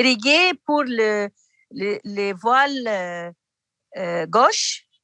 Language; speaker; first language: French; non-native, learner; Arabic